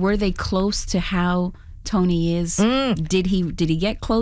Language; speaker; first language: English; native; English